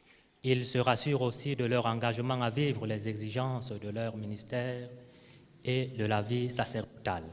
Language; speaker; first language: French; native; French